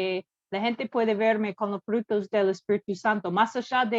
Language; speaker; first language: Spanish; non-native, learner; English